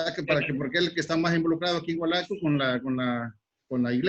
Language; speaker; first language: Spanish; native; Spanish